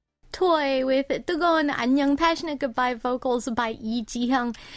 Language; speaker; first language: English; early bilingual, other home language; Korean